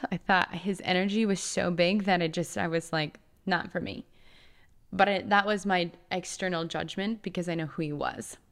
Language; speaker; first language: English; native; English